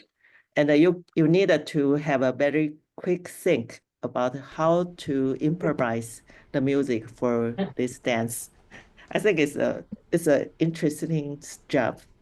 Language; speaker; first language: English; non-native, local second language; Chinese